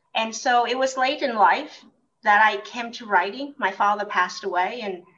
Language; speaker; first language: English; early bilingual, other home language; Vietnamese